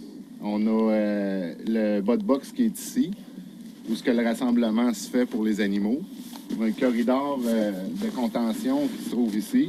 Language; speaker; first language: French; native; French